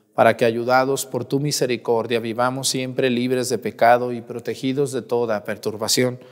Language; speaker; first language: Spanish; native; Spanish